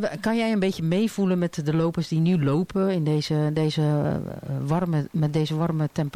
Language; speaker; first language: Dutch; native; Dutch